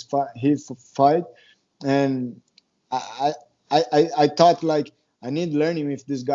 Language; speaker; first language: English; non-native, learner; Portuguese